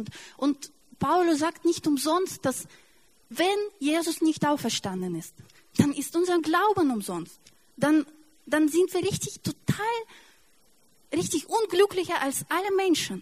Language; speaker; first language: German; non-native, fluent; Russian